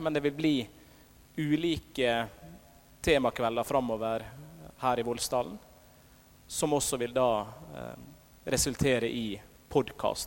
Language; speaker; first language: Norwegian; native; Norwegian